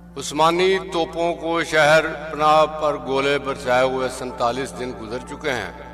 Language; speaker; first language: Urdu; non-native, local second language; Punjabi